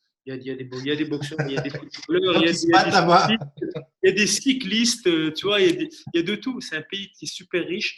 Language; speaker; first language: French; early bilingual, other home language; Arabic